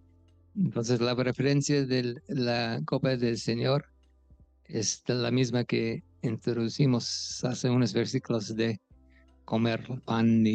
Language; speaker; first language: Spanish; non-native, fluent; English